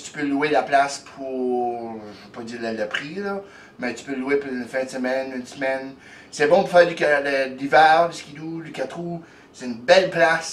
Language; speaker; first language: French; native; French